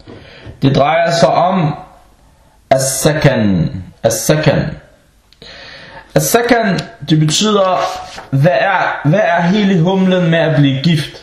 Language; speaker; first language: Danish; non-native, local second language; Arabic